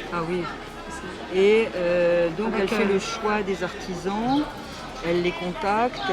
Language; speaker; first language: French; native; French